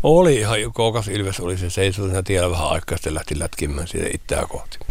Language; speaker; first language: Finnish; native; Finnish